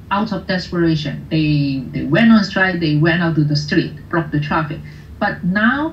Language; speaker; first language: English; non-native, local second language; Cantonese